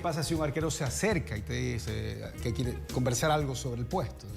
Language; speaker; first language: Spanish; native; Spanish